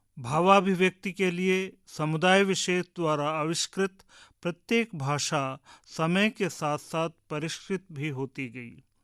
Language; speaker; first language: Hindi; native; Hindi